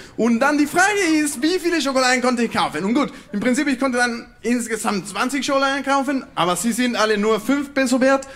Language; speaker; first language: German; non-native, fluent; Spanish